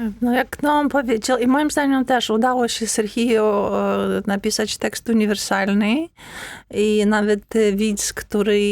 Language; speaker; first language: Polish; non-native, fluent; Ukrainian